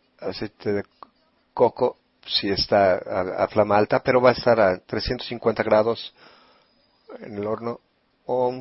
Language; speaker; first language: Spanish; non-native, fluent; Italian